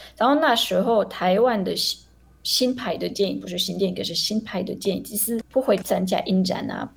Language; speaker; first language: Chinese; non-native, fluent; French